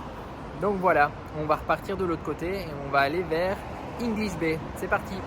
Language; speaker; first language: French; native; French